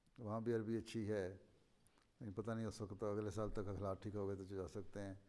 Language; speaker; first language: Urdu; native; Urdu